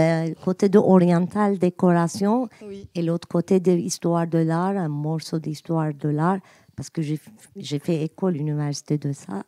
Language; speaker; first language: French; non-native, learner; Turkish